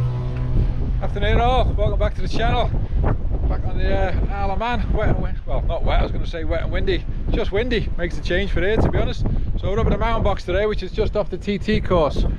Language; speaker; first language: English; native; English